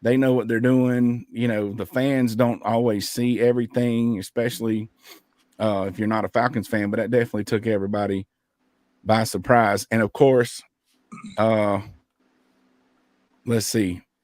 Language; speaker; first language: English; native; English